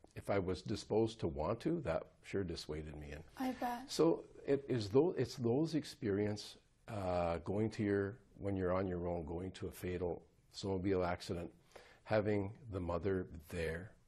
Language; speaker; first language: English; native; English